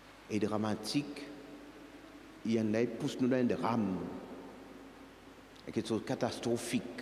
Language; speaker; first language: French; non-native, local second language; Seselwa Creole French